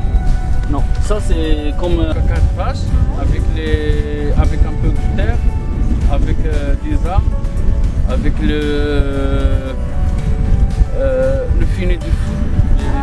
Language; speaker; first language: French; non-native, learner; Arabic